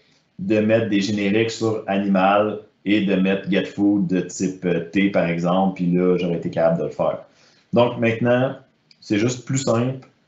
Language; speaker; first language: French; native; French